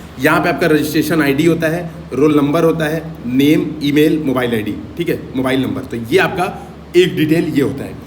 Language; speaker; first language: Hindi; native; Hindi